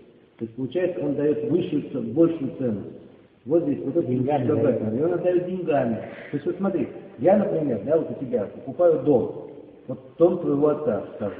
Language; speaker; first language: Russian; native; Russian